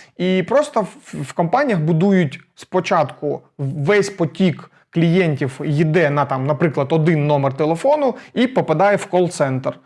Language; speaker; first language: Ukrainian; native; Ukrainian